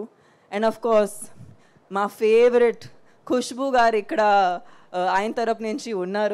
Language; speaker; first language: Telugu; non-native, fluent; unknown